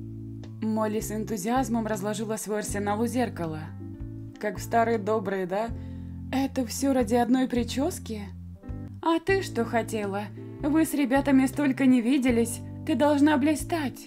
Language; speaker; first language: Russian; native; Russian